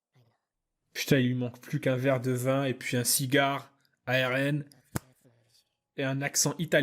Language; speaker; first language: French; native; French